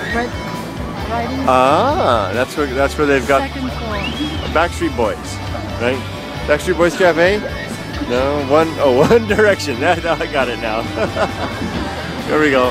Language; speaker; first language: English; native; English